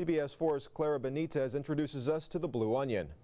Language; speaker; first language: English; native; English